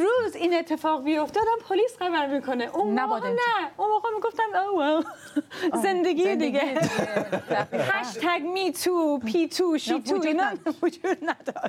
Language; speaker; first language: Persian; early bilingual, other home language; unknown